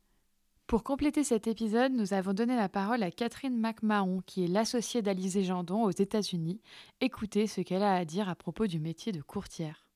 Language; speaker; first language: French; native; French